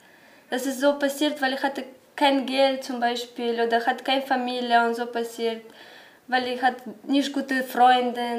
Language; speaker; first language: German; non-native, learner; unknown